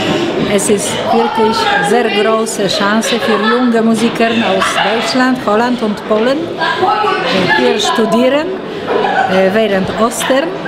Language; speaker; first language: German; non-native, fluent; Polish